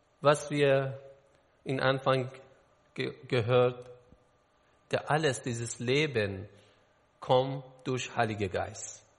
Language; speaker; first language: German; non-native, learner; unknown